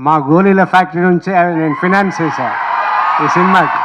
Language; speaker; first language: Telugu; native; Telugu